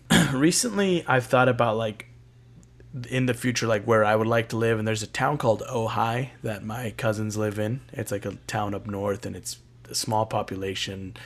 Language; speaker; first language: English; native; English